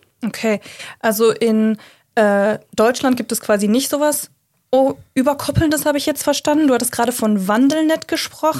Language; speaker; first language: German; native; German